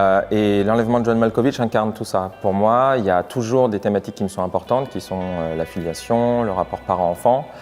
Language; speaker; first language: French; native; French